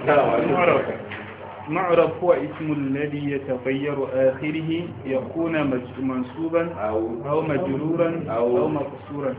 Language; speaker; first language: Arabic; non-native, learner; Hausa